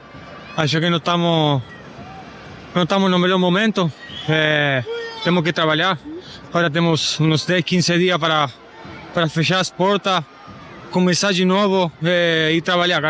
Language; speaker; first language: Portuguese; non-native, fluent; Spanish